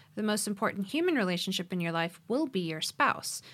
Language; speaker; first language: English; native; English